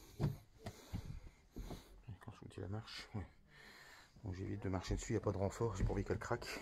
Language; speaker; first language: French; native; French